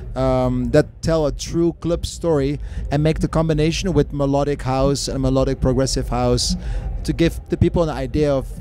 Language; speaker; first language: English; non-native, fluent; Dutch